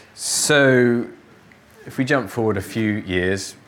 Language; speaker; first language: English; native; English